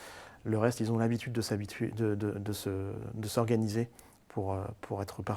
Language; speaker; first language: French; native; French